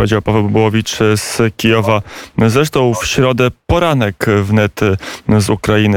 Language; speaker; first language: Polish; native; Polish